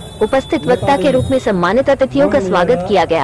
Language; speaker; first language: Hindi; native; Hindi